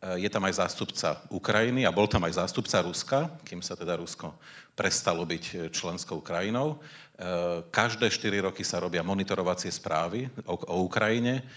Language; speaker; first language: Slovak; native; Slovak